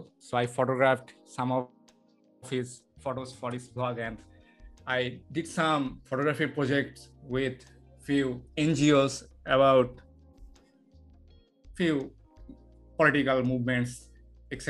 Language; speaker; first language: English; non-native, local second language; Bangla